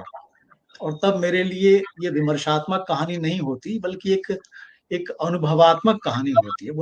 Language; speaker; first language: Hindi; native; Hindi